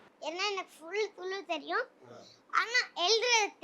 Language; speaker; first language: Tamil; non-native, local second language; Tulu